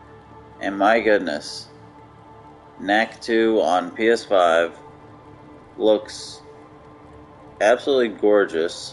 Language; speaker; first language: English; native; English